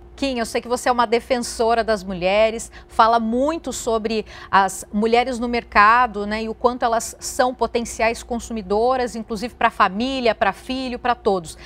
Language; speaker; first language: Portuguese; native; Portuguese